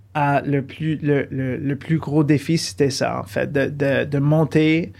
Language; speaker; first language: French; early bilingual, heritage; French